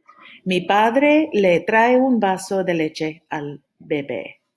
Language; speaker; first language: Spanish; non-native, fluent; English